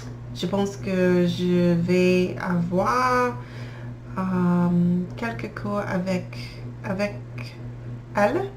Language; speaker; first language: French; non-native, learner; English